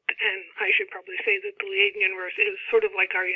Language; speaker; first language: English; native; English